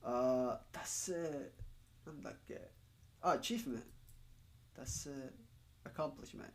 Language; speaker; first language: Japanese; non-native, learner; Spanish